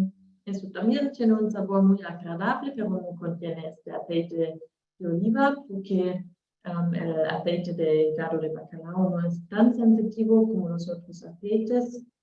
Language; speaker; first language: Spanish; non-native, learner; German